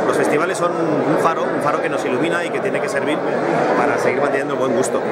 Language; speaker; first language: Spanish; native; Spanish